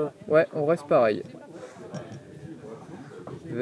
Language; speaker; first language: French; native; French